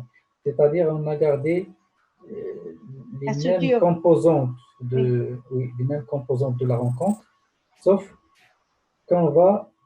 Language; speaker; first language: French; non-native, local second language; Arabic